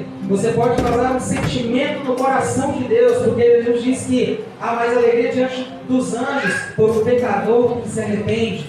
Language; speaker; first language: Portuguese; native; Portuguese